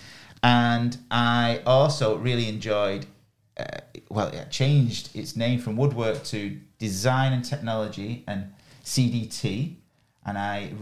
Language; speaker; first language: English; native; English